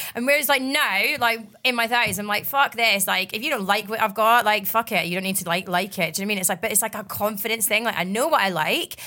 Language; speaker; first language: English; native; English